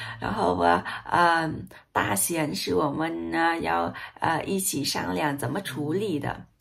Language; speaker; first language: Chinese; non-native, fluent; Vietnamese